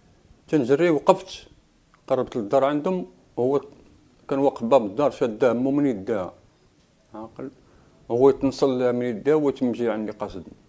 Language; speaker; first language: Arabic; native; Arabic